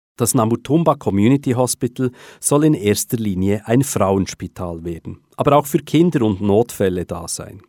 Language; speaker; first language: German; native; German